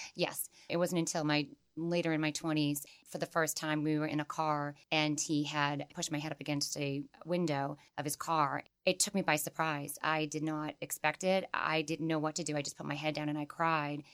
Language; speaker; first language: English; native; English